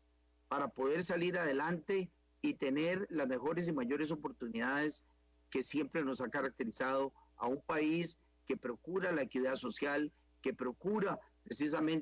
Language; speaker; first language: Spanish; native; Spanish